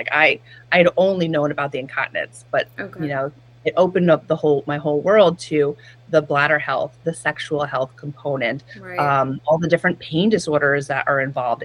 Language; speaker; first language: English; native; English